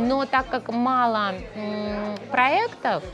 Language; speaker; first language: Russian; native; Russian